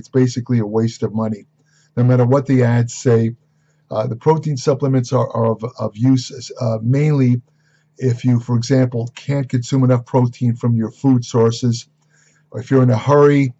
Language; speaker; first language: English; native; English